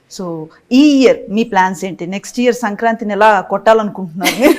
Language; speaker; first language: Telugu; native; Telugu